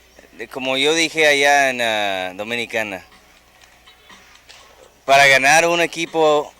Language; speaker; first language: Spanish; non-native, fluent; English